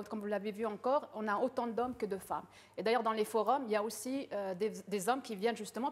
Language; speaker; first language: French; early bilingual, other home language; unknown